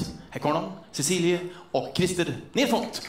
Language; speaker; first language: Swedish; native; Swedish